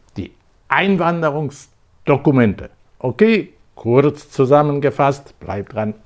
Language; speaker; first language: German; non-native, fluent; Polish